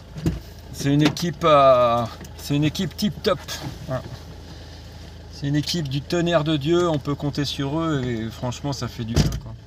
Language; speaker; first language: French; native; French